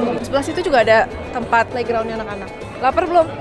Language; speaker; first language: Indonesian; native; Indonesian